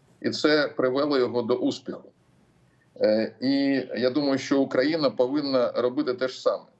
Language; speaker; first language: Ukrainian; non-native, local second language; Russian